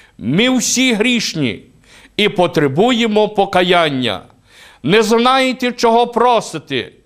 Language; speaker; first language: Ukrainian; native; Ukrainian